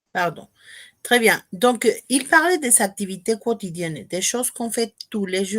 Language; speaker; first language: French; non-native, fluent; Spanish